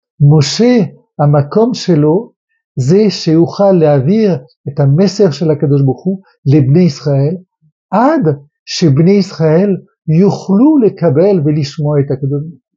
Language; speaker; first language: Hebrew; non-native, fluent; French